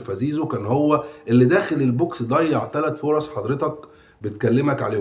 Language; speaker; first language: Arabic; native; Arabic